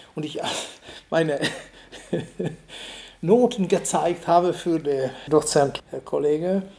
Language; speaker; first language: German; non-native, fluent; Hungarian